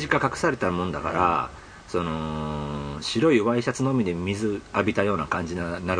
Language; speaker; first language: Japanese; native; Japanese